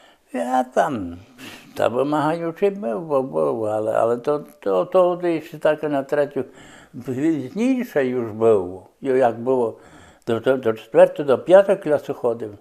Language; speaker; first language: Polish; non-native, local second language; Rusyn